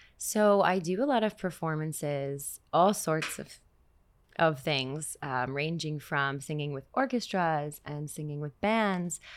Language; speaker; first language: English; native; English